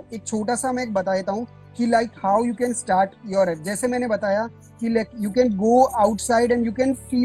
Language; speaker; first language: Hindi; native; Hindi